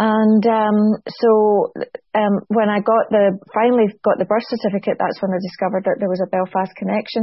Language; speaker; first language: English; native; English